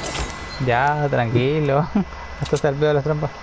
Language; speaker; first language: Spanish; native; Spanish